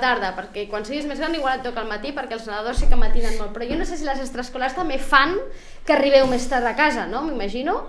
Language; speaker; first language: Catalan; native; Catalan